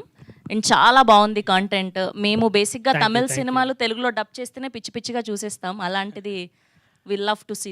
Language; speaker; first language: Telugu; native; Telugu